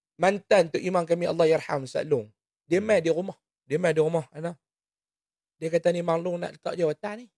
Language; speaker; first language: Malay; native; Malay